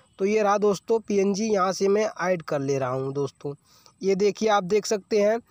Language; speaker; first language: Hindi; native; Hindi